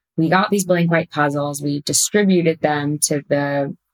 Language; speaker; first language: English; native; English